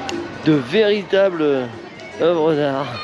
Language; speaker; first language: French; native; French